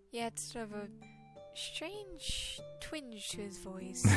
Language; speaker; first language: English; native; English